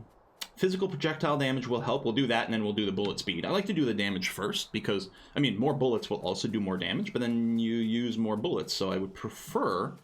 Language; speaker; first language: English; native; English